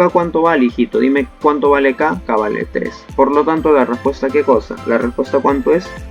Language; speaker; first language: Spanish; native; Spanish